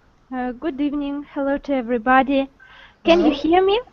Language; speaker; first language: English; non-native, learner; Russian